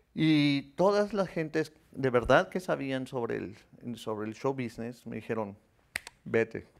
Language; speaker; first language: Spanish; native; Spanish